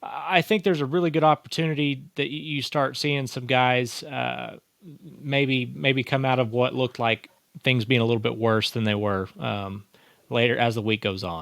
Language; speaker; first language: English; native; English